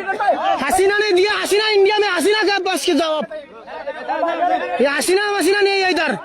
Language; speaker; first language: Hindi; non-native, learner; Bangla